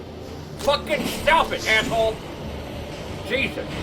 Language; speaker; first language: English; native; English